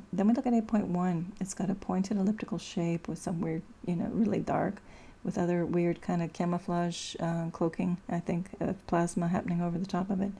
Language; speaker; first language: English; native; English